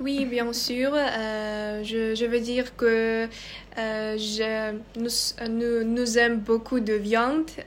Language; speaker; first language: French; non-native, learner; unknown